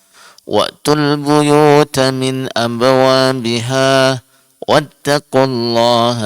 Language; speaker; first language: Arabic; non-native, fluent; Indonesian